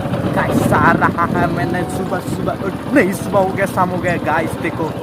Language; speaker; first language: Hindi; non-native, local second language; Bodo